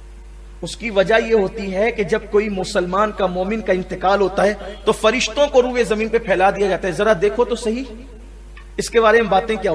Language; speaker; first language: Urdu; native; Urdu